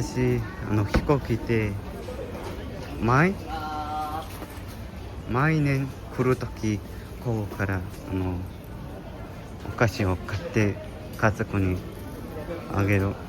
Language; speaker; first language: Japanese; non-native, learner; Mongolian